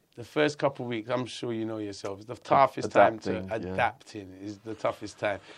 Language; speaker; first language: English; native; English